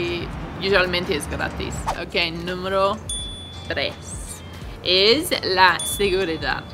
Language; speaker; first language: Spanish; non-native, learner; English